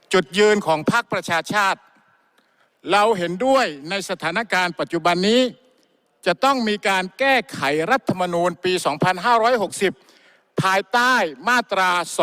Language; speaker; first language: Thai; non-native, local second language; Malay